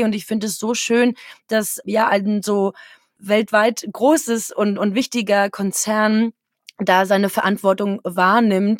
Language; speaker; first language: German; native; German